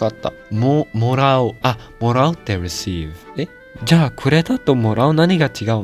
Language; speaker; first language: Japanese; non-native, learner; English